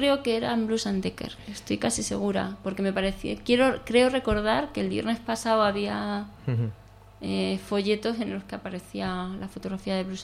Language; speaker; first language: Spanish; native; Spanish